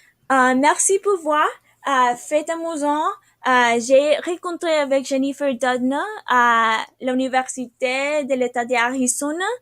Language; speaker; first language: French; non-native, learner; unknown